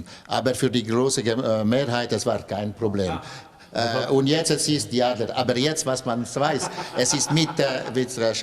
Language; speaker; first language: German; non-native, local second language; French